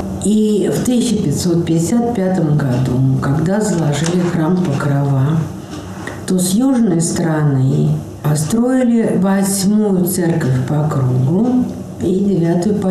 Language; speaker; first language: Russian; native; Russian